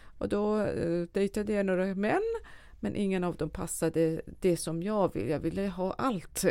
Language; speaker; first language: Swedish; non-native, fluent; Persian